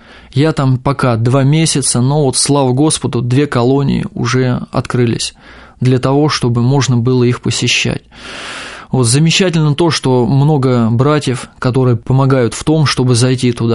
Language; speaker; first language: Russian; native; Russian